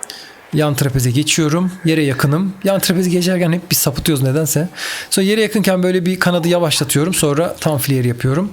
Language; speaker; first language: Turkish; native; Turkish